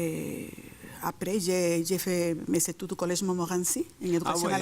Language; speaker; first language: French; non-native, fluent; Spanish